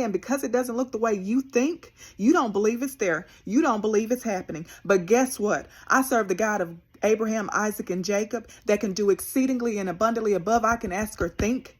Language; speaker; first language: English; native; English